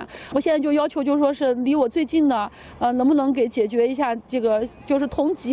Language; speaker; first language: Chinese; native; Chinese